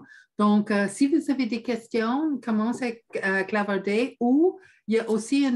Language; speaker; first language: French; non-native, fluent; English